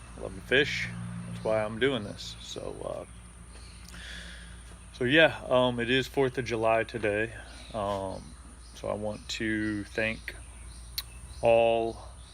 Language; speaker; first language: English; native; English